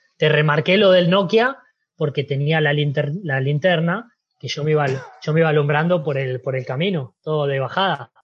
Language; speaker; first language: Spanish; native; Spanish